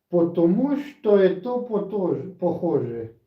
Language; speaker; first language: Russian; non-native, learner; Slovenian